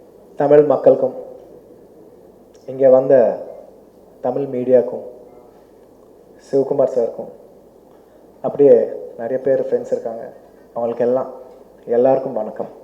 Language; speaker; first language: Tamil; non-native, local second language; Telugu